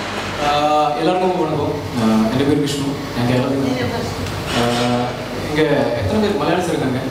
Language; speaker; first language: Tamil; non-native, local second language; Malayalam